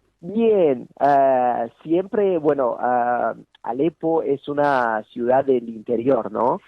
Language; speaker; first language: Spanish; non-native, fluent; Armenian